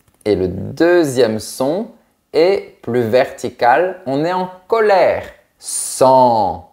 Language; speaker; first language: French; native; French